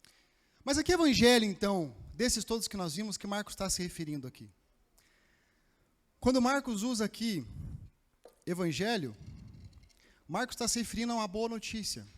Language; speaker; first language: Portuguese; native; Portuguese